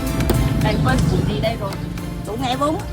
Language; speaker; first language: Vietnamese; native; Vietnamese